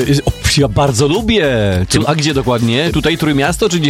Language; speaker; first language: Polish; native; Polish